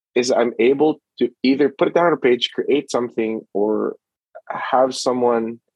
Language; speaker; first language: English; non-native, local second language; Filipino